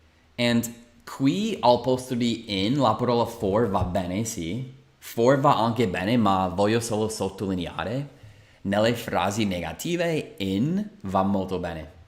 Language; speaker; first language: Italian; non-native, fluent; English